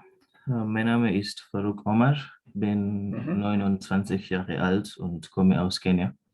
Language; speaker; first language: German; non-native, learner; Swahili